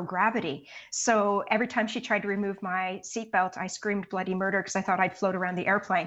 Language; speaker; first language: English; native; English